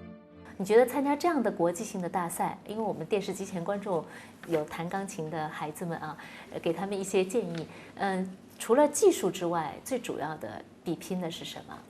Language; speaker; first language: Chinese; native; Chinese